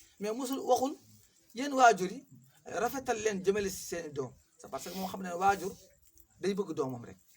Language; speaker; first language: Wolof; non-native, local second language; Fula